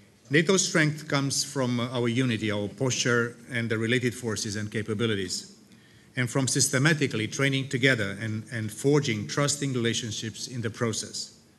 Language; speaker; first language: English; non-native, fluent; Romanian